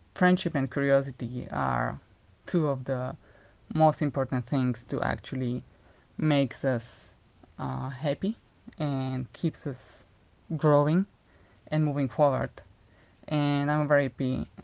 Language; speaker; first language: English; non-native, fluent; Slovak